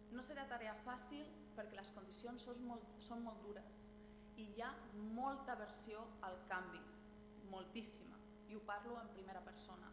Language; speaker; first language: Catalan; non-native, local second language; Spanish